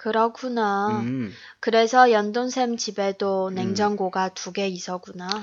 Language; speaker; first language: Korean; non-native, fluent; Chinese